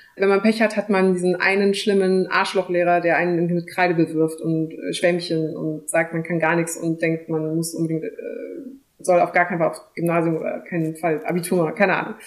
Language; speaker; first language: German; early bilingual, other home language; French